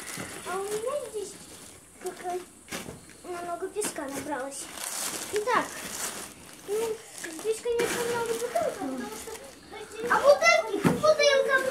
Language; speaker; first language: Russian; native; Russian